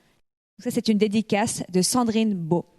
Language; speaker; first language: French; native; French